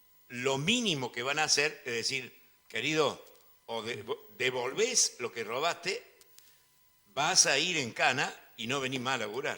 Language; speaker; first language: Spanish; native; Spanish